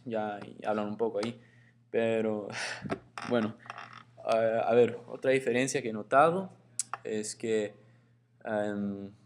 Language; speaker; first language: Spanish; early bilingual, heritage; Spanish